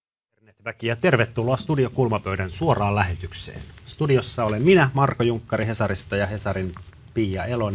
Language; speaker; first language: Finnish; native; Finnish